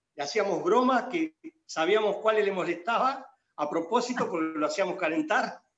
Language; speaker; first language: Spanish; native; Spanish